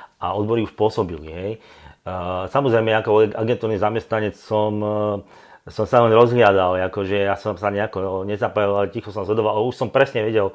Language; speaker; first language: Slovak; native; Slovak